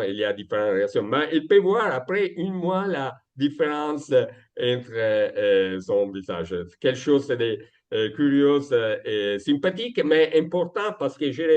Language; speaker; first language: French; non-native, fluent; Italian